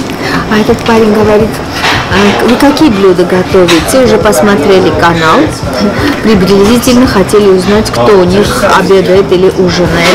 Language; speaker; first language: Russian; non-native, fluent; Armenian